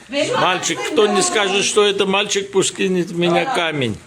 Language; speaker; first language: Russian; non-native, local second language; Armenian